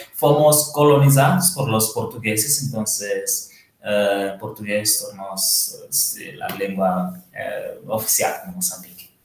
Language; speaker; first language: Spanish; non-native, learner; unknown